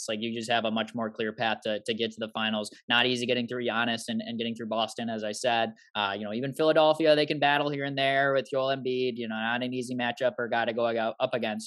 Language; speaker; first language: English; native; English